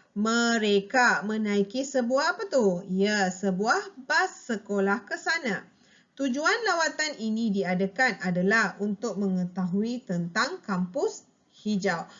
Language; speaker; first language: Malay; non-native, local second language; Tamil